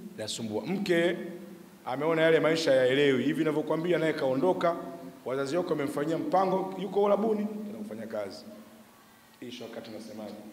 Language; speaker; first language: Swahili; native; Swahili